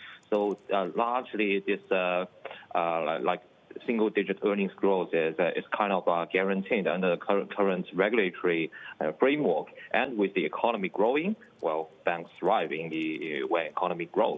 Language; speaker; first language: English; non-native, fluent; Chinese